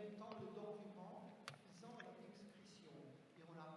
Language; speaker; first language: French; non-native, fluent; Portuguese